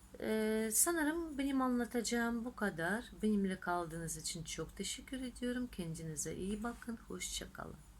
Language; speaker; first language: Turkish; non-native, fluent; Russian